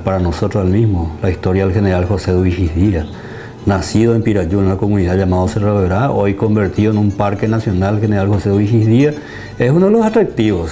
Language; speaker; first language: Spanish; native; Spanish